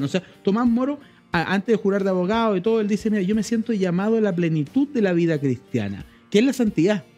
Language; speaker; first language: Spanish; native; Spanish